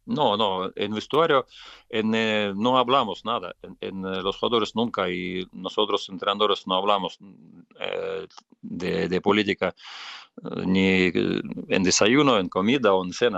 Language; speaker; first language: Spanish; non-native, fluent; Russian